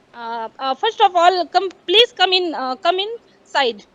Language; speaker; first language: English; non-native, learner; Hindi